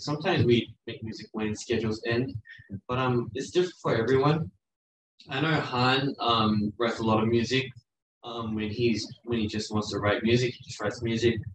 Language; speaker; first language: English; early bilingual, other home language; Korean